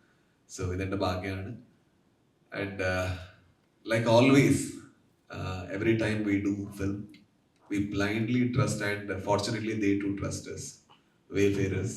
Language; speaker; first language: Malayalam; non-native, learner; Kannada